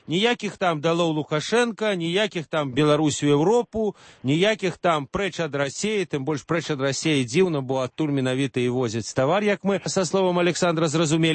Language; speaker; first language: Belarusian; native; Belarusian